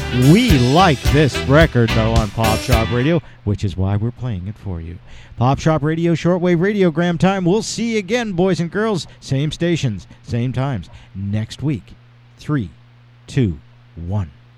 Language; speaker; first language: English; native; English